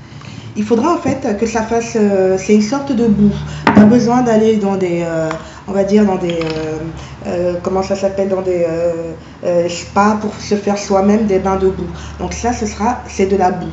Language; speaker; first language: French; native; French